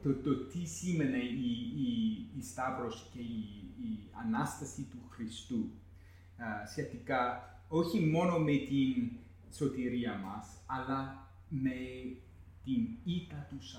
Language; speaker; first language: Greek; non-native, fluent; English